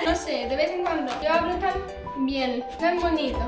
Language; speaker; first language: Spanish; non-native, fluent; German